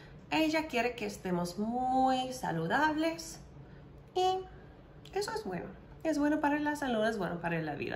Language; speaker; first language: Spanish; non-native, fluent; English